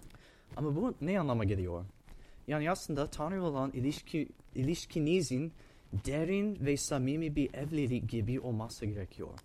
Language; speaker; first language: Turkish; non-native, fluent; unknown